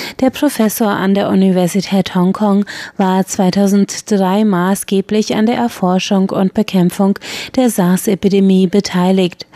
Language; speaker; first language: German; native; German